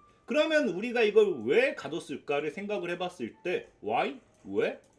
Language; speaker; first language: Korean; native; Korean